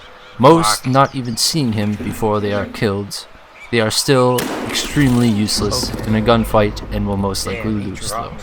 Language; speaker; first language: English; native; English